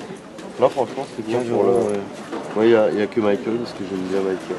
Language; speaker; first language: French; native; French